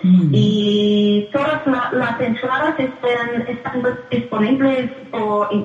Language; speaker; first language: Spanish; non-native, fluent; English